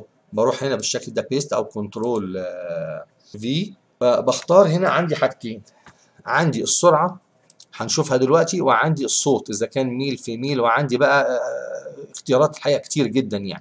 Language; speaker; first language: Arabic; native; Arabic